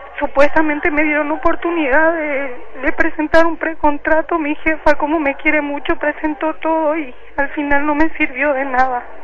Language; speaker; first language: Spanish; native; Spanish